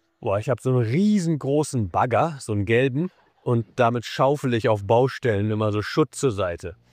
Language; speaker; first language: German; native; German